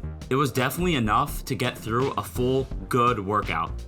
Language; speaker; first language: English; native; English